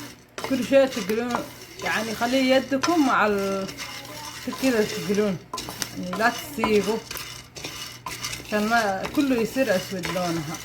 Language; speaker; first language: Arabic; non-native, learner; Somali